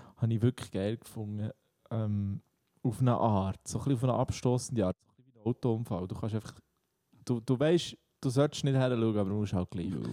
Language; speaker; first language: German; native; German